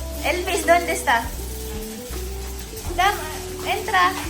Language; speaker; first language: Spanish; non-native, learner; Filipino